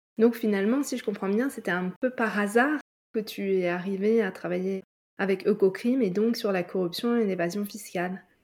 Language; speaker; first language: French; native; French